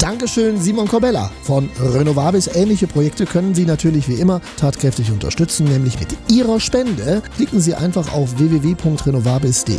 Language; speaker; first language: German; native; German